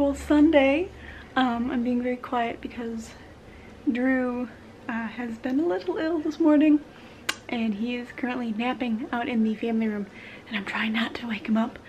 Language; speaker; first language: English; native; English